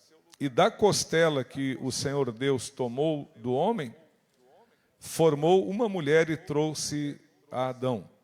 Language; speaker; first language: Portuguese; native; Portuguese